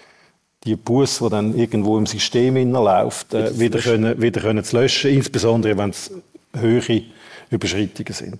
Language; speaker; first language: German; native; German